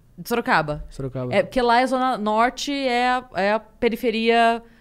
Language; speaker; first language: Portuguese; native; Portuguese